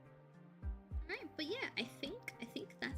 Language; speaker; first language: English; native; English